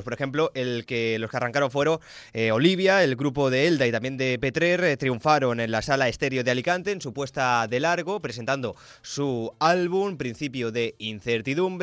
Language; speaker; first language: Spanish; native; Spanish